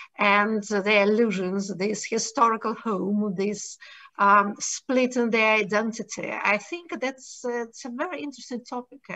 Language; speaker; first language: English; non-native, fluent; Russian